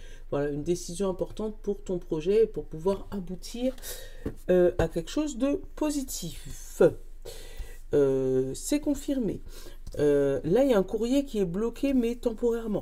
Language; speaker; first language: French; native; French